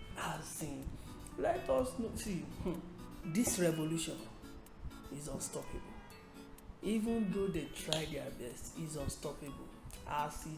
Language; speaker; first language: Nigerian Pidgin; native; Nigerian Pidgin